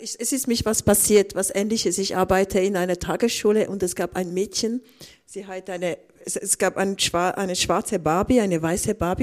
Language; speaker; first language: German; non-native, local second language; French